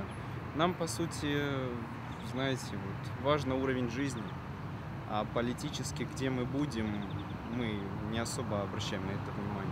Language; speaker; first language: Russian; native; Russian